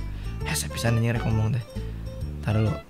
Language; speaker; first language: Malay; non-native, local second language; Sundanese